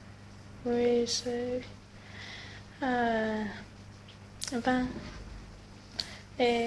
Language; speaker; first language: French; non-native, learner; Swedish